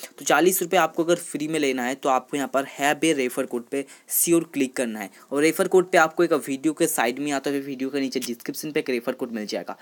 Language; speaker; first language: Hindi; non-native, local second language; Bangla